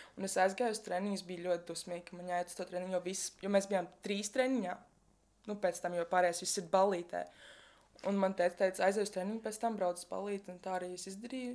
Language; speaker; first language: Latvian; native; Latvian